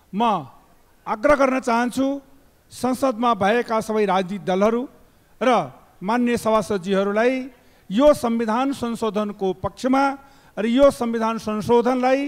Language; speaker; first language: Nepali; non-native, local second language; Maithili